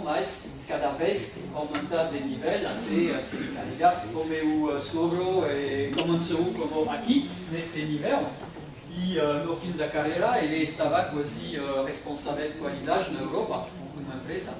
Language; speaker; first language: Portuguese; non-native, fluent; French